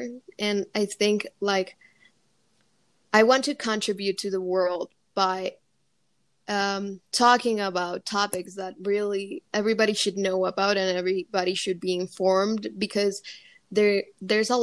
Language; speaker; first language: English; non-native, fluent; Spanish